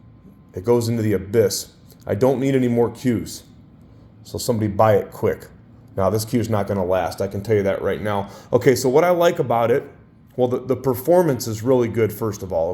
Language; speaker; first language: English; native; English